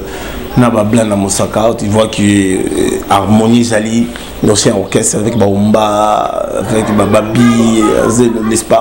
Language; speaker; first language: French; non-native, local second language; Lingala